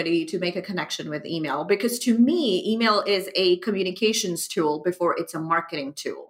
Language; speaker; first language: English; non-native, local second language; Urdu